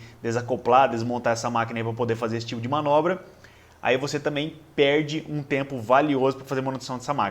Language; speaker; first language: Portuguese; native; Portuguese